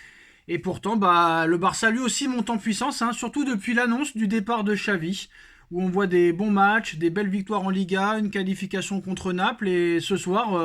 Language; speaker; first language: French; native; French